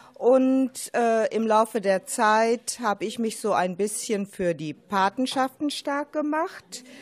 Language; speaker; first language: German; native; German